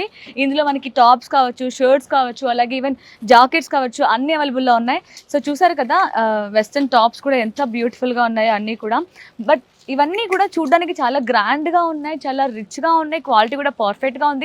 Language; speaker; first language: Telugu; native; Telugu